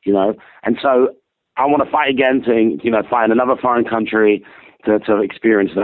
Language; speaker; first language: English; native; English